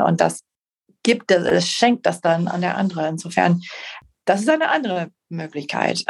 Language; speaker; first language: German; non-native, fluent; English